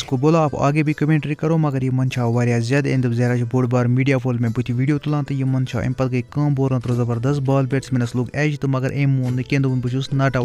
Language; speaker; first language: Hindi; non-native, local second language; Kashmiri